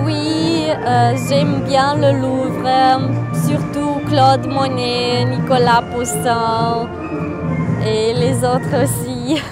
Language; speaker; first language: French; non-native, fluent; Romanian